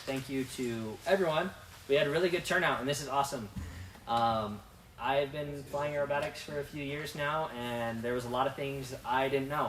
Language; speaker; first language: English; native; English